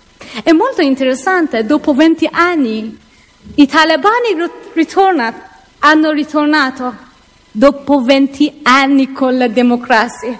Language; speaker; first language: Italian; non-native, learner; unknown